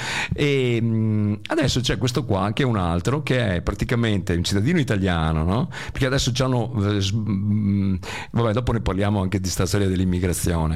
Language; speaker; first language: Italian; native; Italian